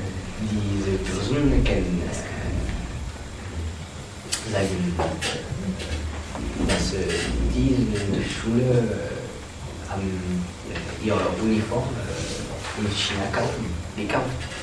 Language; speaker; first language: German; non-native, learner; French